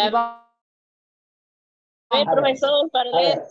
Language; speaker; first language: Spanish; native; Spanish